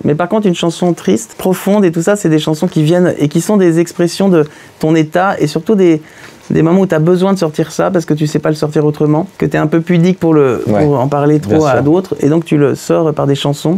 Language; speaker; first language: French; native; French